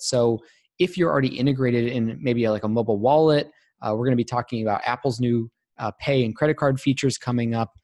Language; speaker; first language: English; native; English